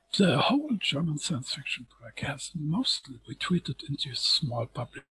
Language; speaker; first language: English; non-native, fluent; German